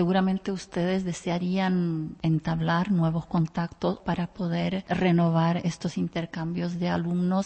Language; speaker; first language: Spanish; non-native, fluent; Czech